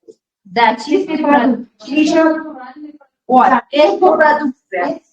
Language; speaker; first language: Russian; non-native, local second language; Uzbek